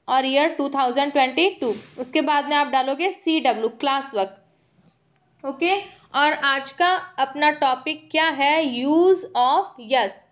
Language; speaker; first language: Hindi; native; Hindi